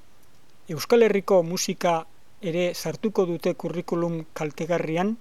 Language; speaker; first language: Basque; native; Basque